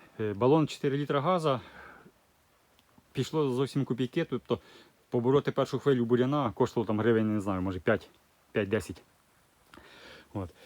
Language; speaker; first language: Ukrainian; native; Ukrainian